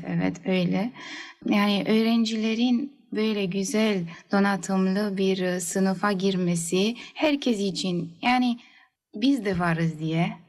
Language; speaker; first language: Turkish; early bilingual, heritage; Turkish